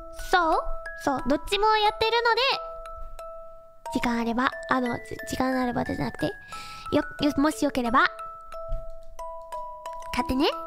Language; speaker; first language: Japanese; non-native, fluent; English